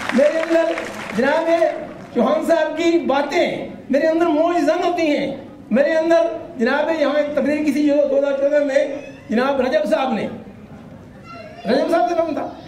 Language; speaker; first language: Urdu; non-native, local second language; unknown